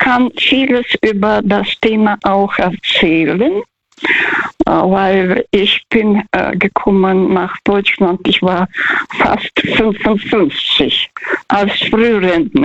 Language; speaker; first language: German; non-native, fluent; Russian